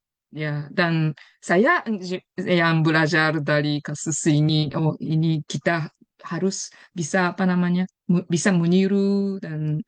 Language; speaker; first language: Indonesian; non-native, fluent; Japanese